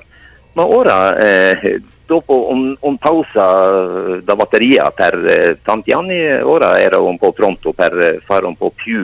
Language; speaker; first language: Italian; non-native, fluent; Norwegian